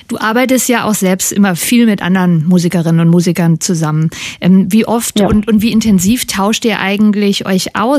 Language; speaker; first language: German; native; German